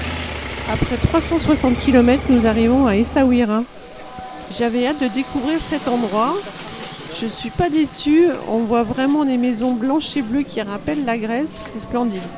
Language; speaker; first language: French; native; French